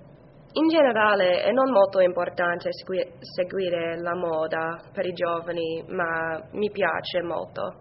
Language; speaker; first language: Italian; non-native, learner; English